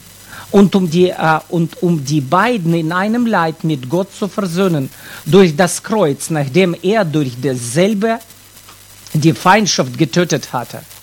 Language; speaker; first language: German; non-native, fluent; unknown